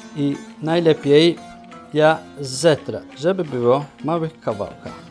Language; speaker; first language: Polish; non-native, fluent; Turkish